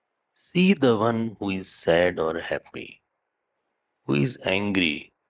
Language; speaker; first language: English; non-native, local second language; Hindi